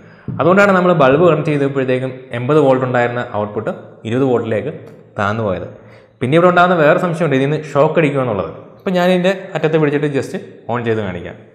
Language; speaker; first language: Malayalam; native; Malayalam